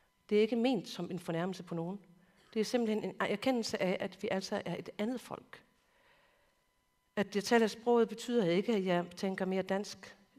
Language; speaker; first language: Danish; non-native, local second language; Kalaallisut